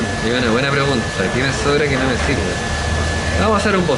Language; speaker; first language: Spanish; native; Spanish